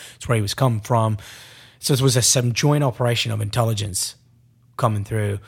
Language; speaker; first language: English; non-native, fluent; Arabic